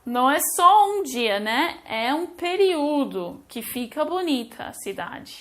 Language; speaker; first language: Portuguese; non-native, fluent; English